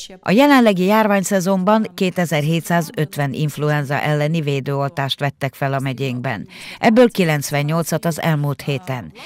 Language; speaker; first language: Hungarian; native; Hungarian